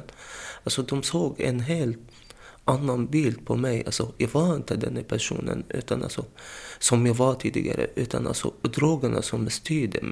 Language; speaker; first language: Swedish; non-native, fluent; Arabic